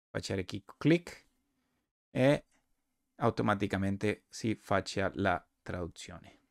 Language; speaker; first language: Italian; non-native, learner; Spanish